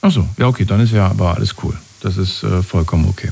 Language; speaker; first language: German; native; German